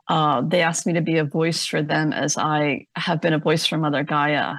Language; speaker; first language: English; native; English